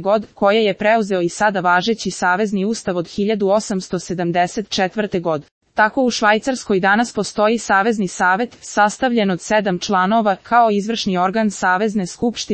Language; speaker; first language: Serbian; native; Serbian